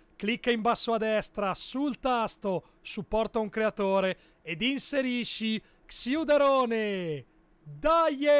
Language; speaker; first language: Italian; native; Italian